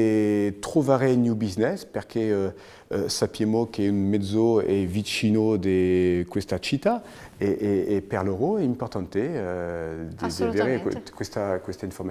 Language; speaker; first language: Italian; non-native, fluent; French